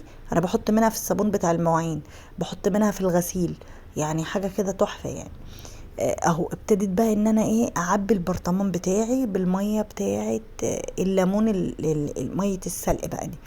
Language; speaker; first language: Arabic; native; Arabic